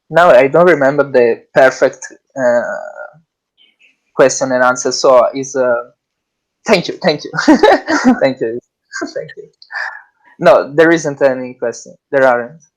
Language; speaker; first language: English; non-native, learner; Italian